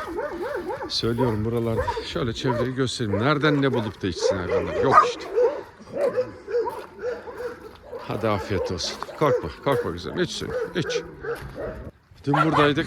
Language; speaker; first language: Turkish; native; Turkish